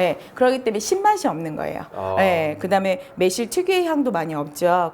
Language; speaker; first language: Korean; native; Korean